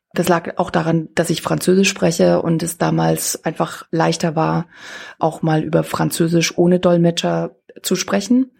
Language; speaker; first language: German; early bilingual, other home language; Swiss German